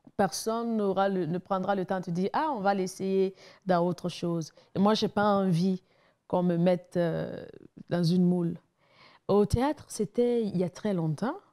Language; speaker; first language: French; non-native, local second language; Mossi